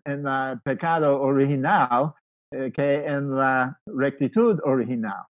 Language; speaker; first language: Spanish; non-native, fluent; English